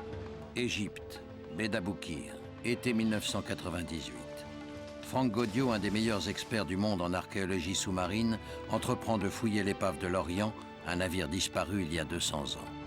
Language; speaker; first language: French; native; French